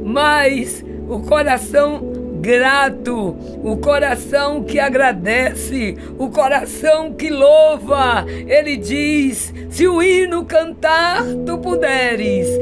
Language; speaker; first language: Portuguese; native; Portuguese